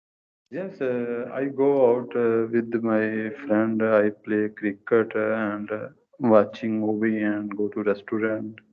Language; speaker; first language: English; non-native, learner; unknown